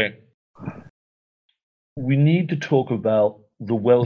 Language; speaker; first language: English; native; English